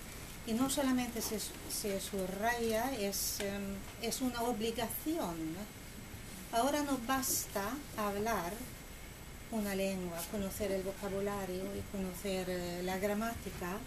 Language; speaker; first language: Spanish; non-native, fluent; Swedish